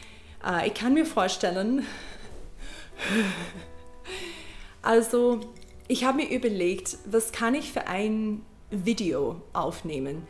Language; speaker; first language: German; non-native, learner; English